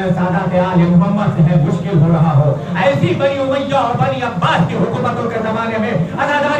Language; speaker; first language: Urdu; native; Urdu